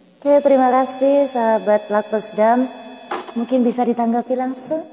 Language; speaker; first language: Indonesian; native; Indonesian